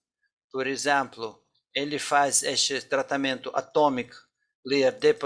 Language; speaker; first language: Portuguese; non-native, fluent; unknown